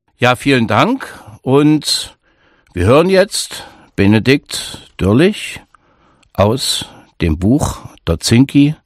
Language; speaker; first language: German; native; German